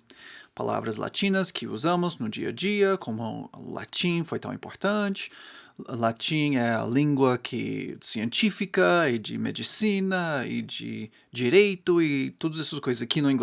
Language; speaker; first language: Portuguese; non-native, fluent; English